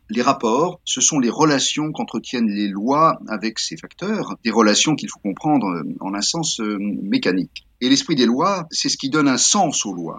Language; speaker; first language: French; native; French